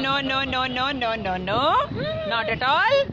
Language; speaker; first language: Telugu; non-native, learner; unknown